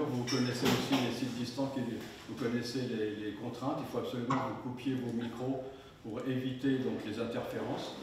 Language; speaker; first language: French; native; French